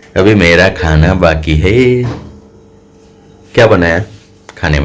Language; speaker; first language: Hindi; non-native, local second language; Gujarati